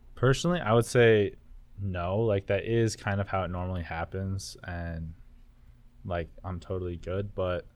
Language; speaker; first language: English; native; English